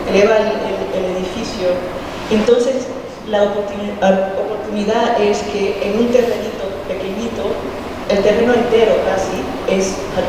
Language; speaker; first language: Spanish; early bilingual, heritage; Spanish